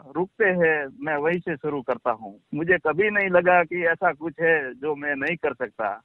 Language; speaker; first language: Hindi; non-native, local second language; Gujarati